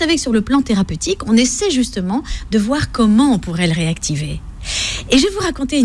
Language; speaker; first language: French; native; French